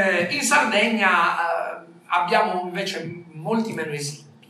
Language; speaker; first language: Italian; native; Italian